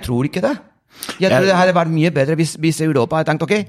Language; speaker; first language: Norwegian; non-native, fluent; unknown